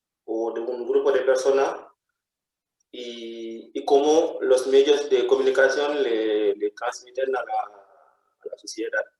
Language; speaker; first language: Spanish; non-native, fluent; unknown